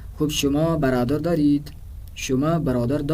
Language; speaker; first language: Persian; non-native, fluent; Urdu